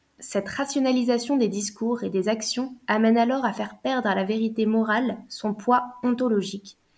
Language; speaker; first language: French; native; French